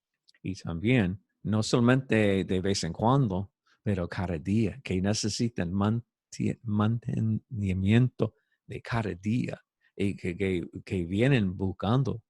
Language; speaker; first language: Spanish; non-native, fluent; English